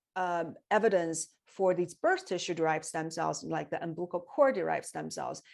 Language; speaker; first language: English; non-native, fluent; Chinese